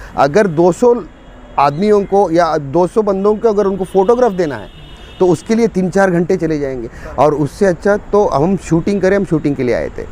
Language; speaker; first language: Hindi; non-native, local second language; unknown